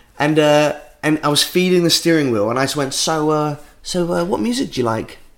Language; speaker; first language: English; native; English